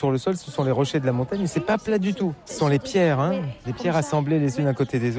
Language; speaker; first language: French; native; French